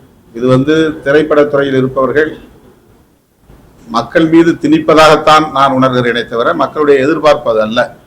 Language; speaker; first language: Tamil; native; Tamil